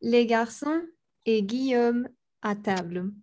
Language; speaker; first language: French; non-native, learner; Spanish